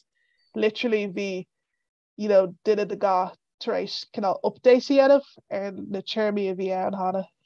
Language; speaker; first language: Irish; non-native, local second language; English